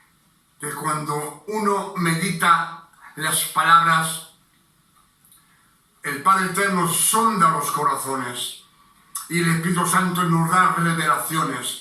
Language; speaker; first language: Spanish; non-native, fluent; French